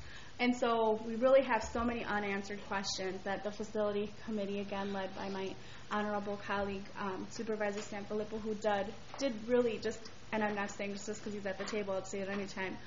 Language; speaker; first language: English; native; English